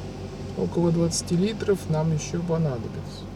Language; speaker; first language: Russian; native; Russian